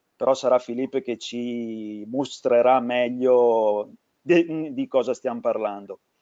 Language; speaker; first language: Italian; native; Italian